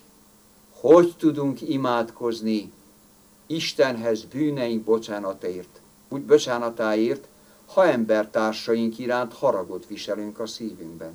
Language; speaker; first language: Hungarian; native; Hungarian